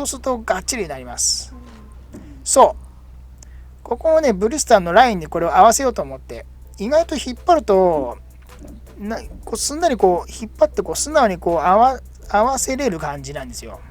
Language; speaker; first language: Japanese; native; Japanese